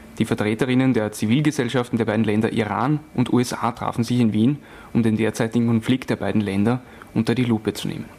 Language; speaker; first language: German; native; German